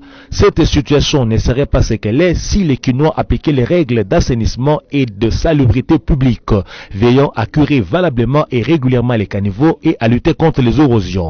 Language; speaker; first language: French; native; French